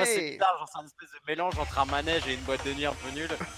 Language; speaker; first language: French; native; French